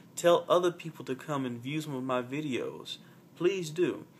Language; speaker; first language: English; native; English